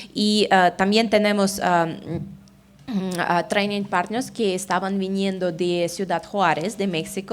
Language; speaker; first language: Spanish; non-native, fluent; Russian